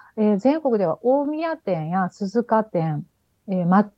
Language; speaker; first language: Japanese; native; Japanese